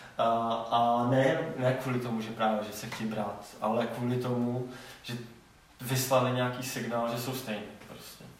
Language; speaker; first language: Czech; non-native, local second language; Polish